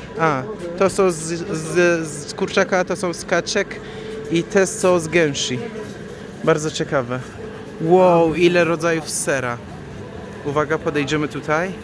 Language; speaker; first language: Polish; non-native, fluent; Persian